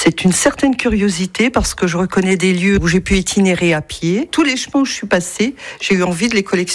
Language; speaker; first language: French; native; French